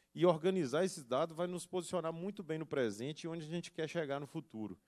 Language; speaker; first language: Portuguese; native; Portuguese